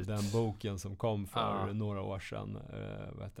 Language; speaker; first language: Swedish; native; Swedish